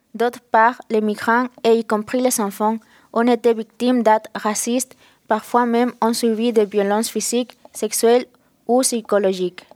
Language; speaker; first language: French; non-native, fluent; Spanish